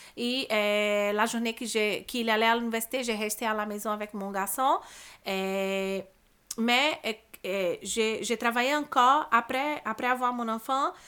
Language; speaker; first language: French; non-native, fluent; Portuguese